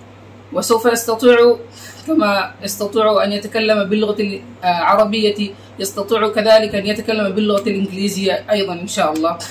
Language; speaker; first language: Arabic; non-native, fluent; Bangla